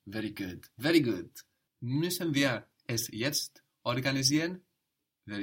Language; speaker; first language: German; non-native, fluent; English